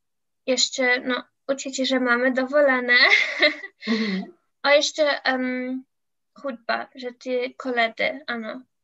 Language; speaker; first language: Czech; non-native, learner; English